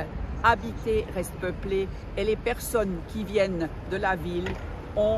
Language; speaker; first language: French; non-native, local second language; German